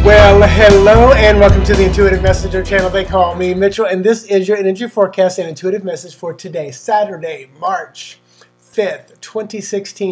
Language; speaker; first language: English; native; English